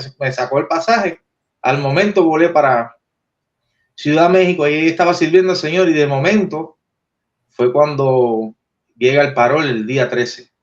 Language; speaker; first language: Spanish; native; Spanish